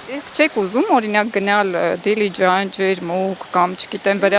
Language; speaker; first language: Armenian; native; Armenian